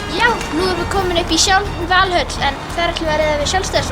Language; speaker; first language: Icelandic; native; Icelandic